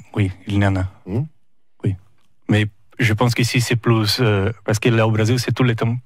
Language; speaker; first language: French; non-native, fluent; Portuguese